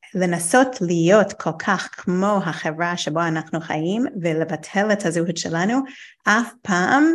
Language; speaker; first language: Hebrew; non-native, fluent; English